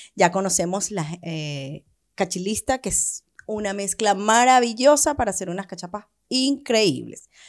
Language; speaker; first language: Spanish; native; Spanish